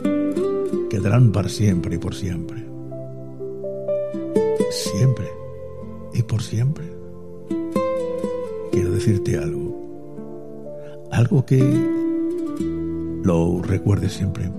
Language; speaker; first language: Spanish; native; Spanish